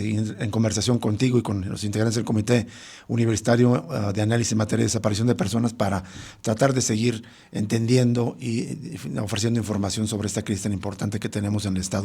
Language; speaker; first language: Spanish; native; Spanish